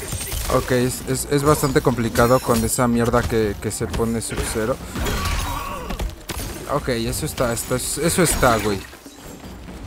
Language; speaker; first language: Spanish; native; Spanish